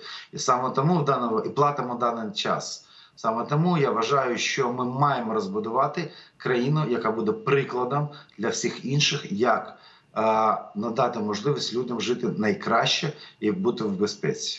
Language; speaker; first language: Ukrainian; native; Ukrainian